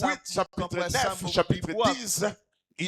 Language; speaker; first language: French; non-native, local second language; Lingala